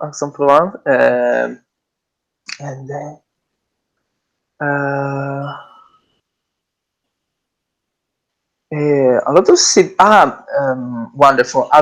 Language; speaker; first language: English; non-native, learner; Italian